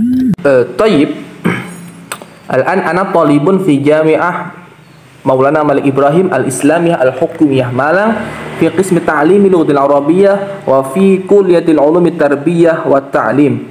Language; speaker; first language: Arabic; non-native, learner; Indonesian